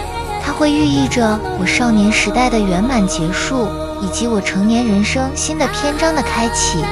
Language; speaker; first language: Chinese; native; Chinese